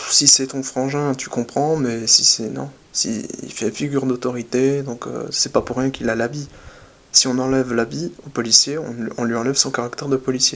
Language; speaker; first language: French; native; French